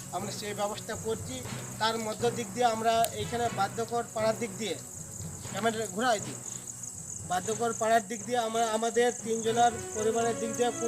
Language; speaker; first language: Bangla; non-native, local second language; Santali